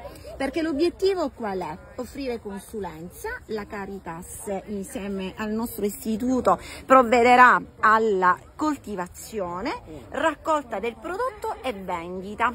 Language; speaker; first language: Italian; native; Italian